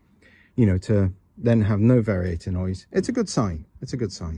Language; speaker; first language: English; native; English